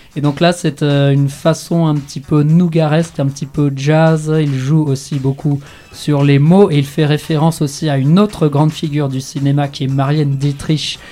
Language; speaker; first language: French; native; French